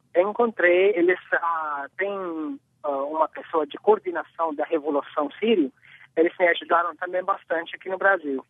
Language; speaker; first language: Portuguese; non-native, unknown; Arabic